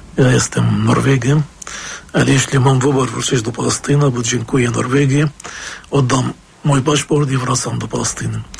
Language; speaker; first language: Polish; non-native, fluent; Arabic